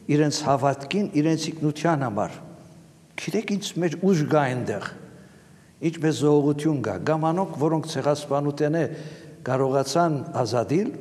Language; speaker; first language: Armenian; early bilingual, heritage; Armenian